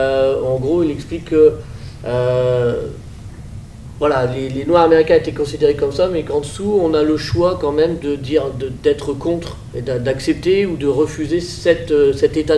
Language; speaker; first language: French; native; French